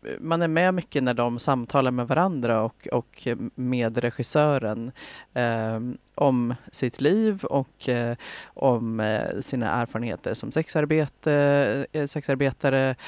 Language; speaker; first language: Swedish; native; Swedish